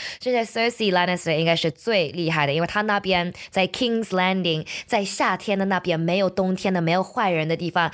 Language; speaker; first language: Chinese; native; Chinese